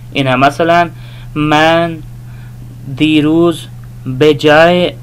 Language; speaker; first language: Persian; non-native, fluent; Urdu